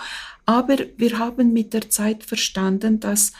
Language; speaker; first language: German; non-native, fluent; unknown